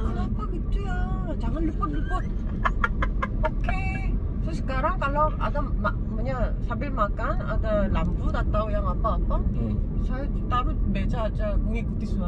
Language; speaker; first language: Indonesian; non-native, learner; Korean